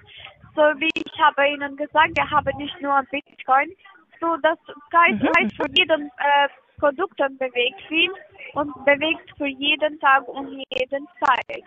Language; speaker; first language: German; non-native, learner; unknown